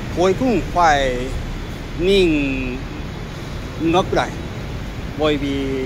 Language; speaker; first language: Vietnamese; non-native, learner; Japanese